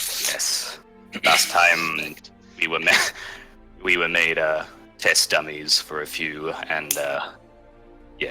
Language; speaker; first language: English; native; English